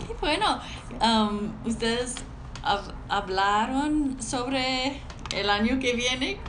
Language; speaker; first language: Spanish; non-native, learner; English